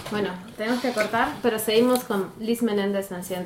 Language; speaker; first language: Spanish; native; Spanish